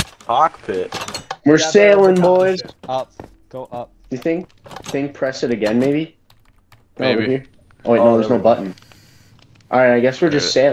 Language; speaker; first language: English; native; English